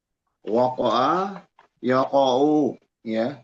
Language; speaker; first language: Arabic; non-native, learner; Indonesian